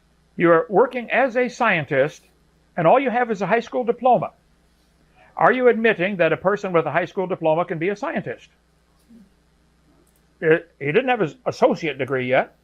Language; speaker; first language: English; native; English